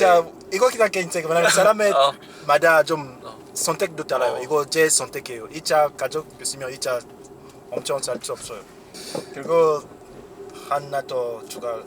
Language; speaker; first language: Korean; non-native, learner; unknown